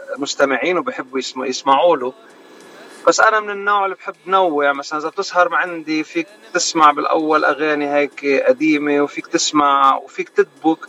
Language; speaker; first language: Arabic; native; Arabic